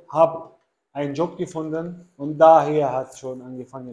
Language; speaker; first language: German; non-native, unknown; Arabic